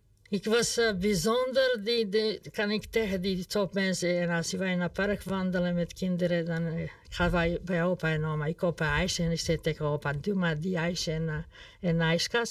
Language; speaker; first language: Dutch; non-native, learner; Serbian